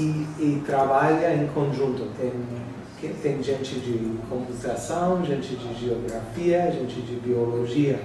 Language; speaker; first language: Portuguese; non-native, fluent; English